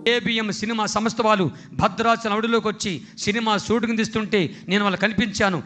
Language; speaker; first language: Telugu; non-native, local second language; Koya